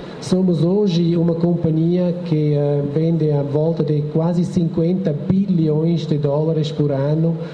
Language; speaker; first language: Portuguese; non-native, fluent; Italian